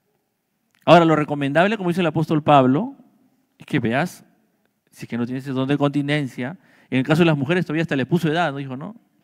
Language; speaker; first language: Spanish; native; Spanish